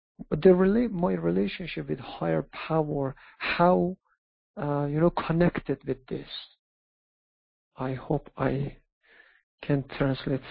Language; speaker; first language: English; non-native, fluent; Persian